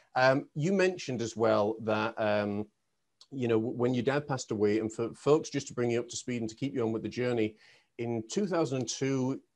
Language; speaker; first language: English; native; English